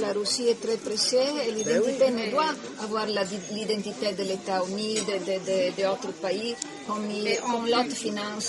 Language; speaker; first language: French; non-native, learner; Italian